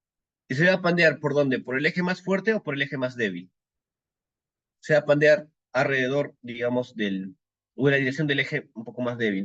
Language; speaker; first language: Spanish; native; Spanish